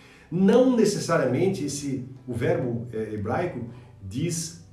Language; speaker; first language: Portuguese; native; Portuguese